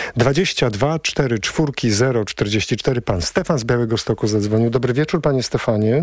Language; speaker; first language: Polish; native; Polish